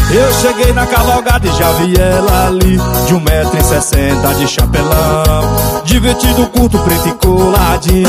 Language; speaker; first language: Portuguese; native; Portuguese